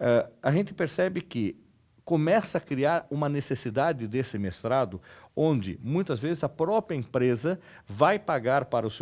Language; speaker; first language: Portuguese; native; Portuguese